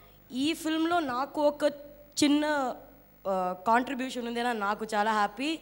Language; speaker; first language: Telugu; non-native, fluent; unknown